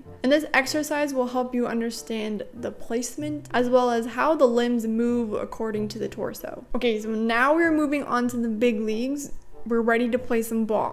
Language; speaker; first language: English; native; English